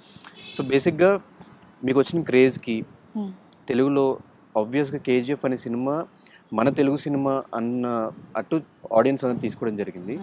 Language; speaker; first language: Telugu; native; Telugu